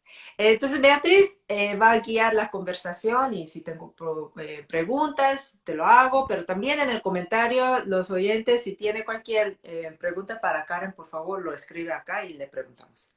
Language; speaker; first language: Spanish; non-native, fluent; Korean